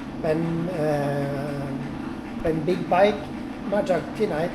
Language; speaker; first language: Thai; non-native, fluent; Norwegian